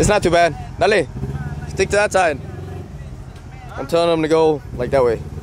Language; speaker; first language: English; early bilingual, other home language; Spanish